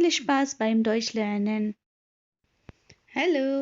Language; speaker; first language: German; non-native, fluent; Hindi